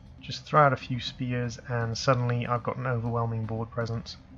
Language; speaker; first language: English; native; English